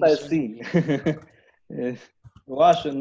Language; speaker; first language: Portuguese; non-native, fluent; Spanish